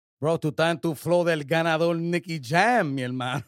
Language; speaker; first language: Spanish; early bilingual, heritage; Spanish